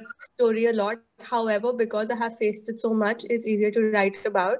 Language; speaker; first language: English; non-native, local second language; Hindi